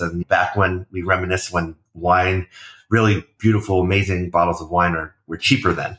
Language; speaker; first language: English; native; English